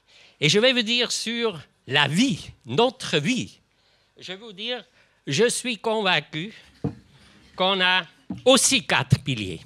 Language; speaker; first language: French; non-native, local second language; German